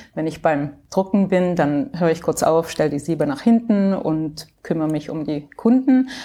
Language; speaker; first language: German; early bilingual, heritage; English